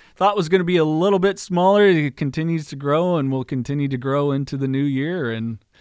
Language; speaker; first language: English; native; English